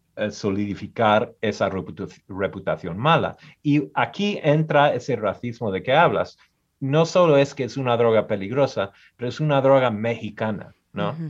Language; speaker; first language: Spanish; early bilingual, heritage; Spanish